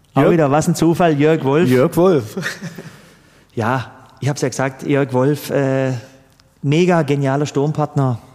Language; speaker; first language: German; early bilingual, other home language; Croatian